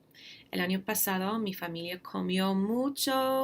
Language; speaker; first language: Spanish; non-native, fluent; English